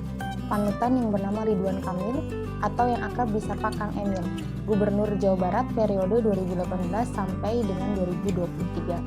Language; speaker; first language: Indonesian; native; Indonesian